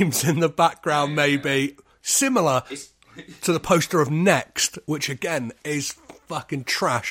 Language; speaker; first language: English; native; English